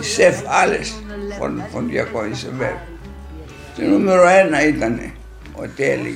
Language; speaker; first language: German; non-native, learner; Greek